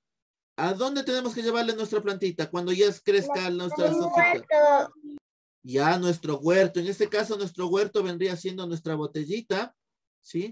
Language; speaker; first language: Spanish; native; Spanish